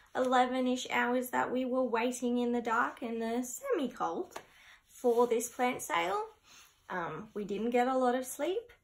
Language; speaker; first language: English; native; English